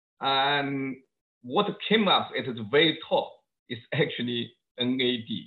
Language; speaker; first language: English; non-native, fluent; Chinese